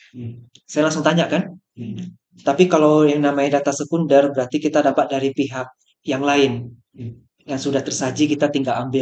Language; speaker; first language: Indonesian; native; Indonesian